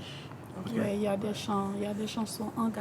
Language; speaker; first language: French; non-native, local second language; Haitian Creole